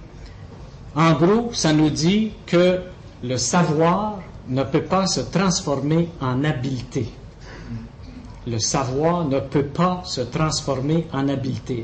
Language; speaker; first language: French; native; French